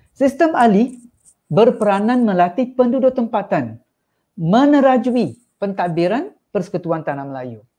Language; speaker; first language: Malay; non-native, local second language; Tamil